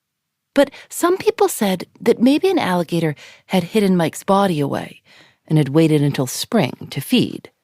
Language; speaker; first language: English; native; English